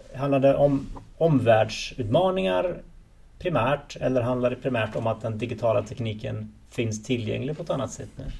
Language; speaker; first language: Swedish; native; Swedish